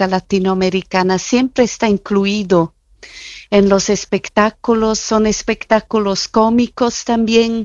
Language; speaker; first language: Spanish; non-native, fluent; German